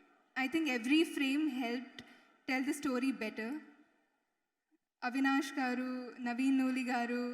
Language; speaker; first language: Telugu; non-native, fluent; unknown